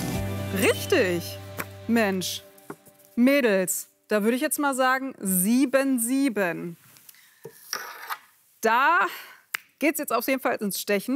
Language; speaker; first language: German; native; German